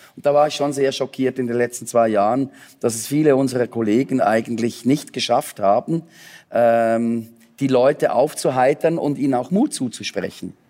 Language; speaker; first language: German; native; German